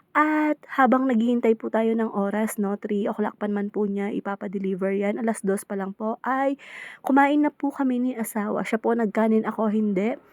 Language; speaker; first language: Filipino; native; Filipino